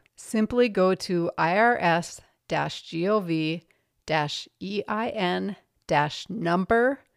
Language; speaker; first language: English; native; English